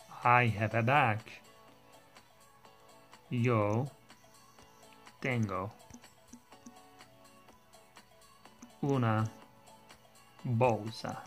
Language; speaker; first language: Spanish; non-native, learner; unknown